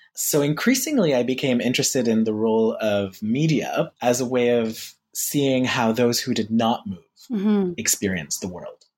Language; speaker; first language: English; early bilingual, heritage; French